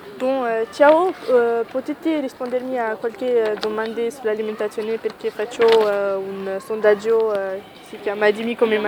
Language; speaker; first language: Italian; non-native, learner; French